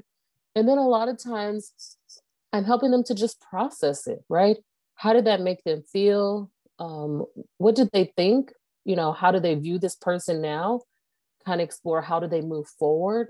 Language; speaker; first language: English; native; English